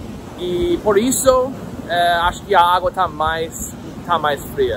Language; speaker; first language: Portuguese; non-native, fluent; English